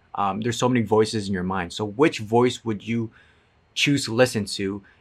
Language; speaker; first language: English; non-native, fluent; Cantonese